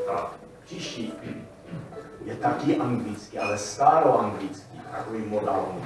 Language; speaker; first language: Czech; non-native, learner; English